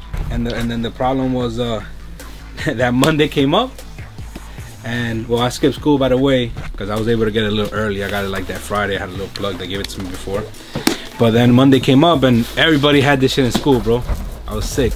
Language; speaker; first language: English; early bilingual, other home language; Spanish